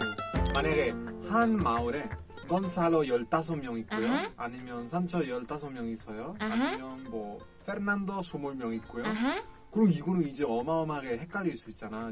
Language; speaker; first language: Korean; non-native, fluent; Spanish